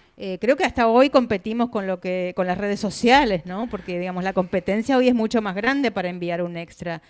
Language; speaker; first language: Spanish; native; Spanish